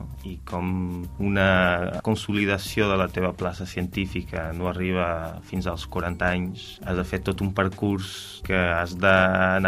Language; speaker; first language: Catalan; non-native, fluent; Portuguese